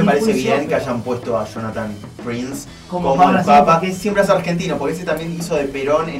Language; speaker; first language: Spanish; native; Spanish